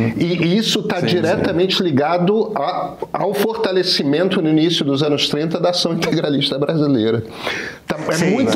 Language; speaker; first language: Portuguese; native; Portuguese